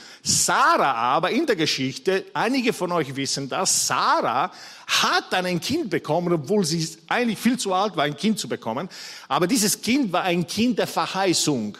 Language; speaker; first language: German; non-native, fluent; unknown